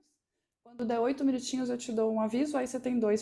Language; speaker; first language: Portuguese; native; Portuguese